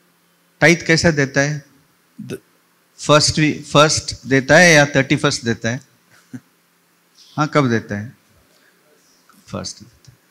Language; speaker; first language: Hindi; non-native, local second language; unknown